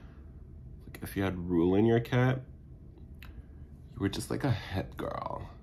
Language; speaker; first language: English; native; English